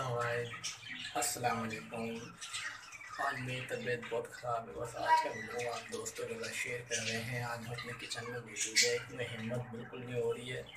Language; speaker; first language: Urdu; native; Urdu